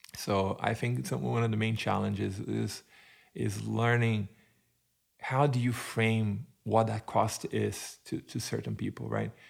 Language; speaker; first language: English; non-native, fluent; Portuguese